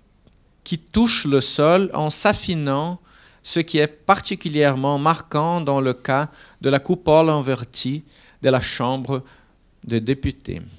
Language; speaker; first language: French; non-native, fluent; Portuguese